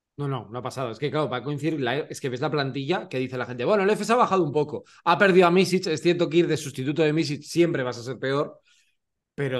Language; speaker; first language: Spanish; native; Spanish